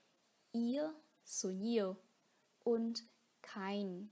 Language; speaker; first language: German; non-native, fluent; Vietnamese